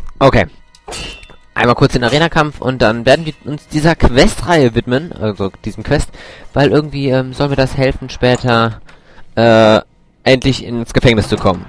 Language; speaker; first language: German; native; German